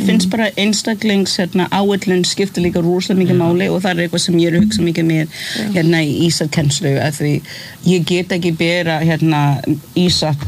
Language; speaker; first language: Icelandic; non-native, fluent; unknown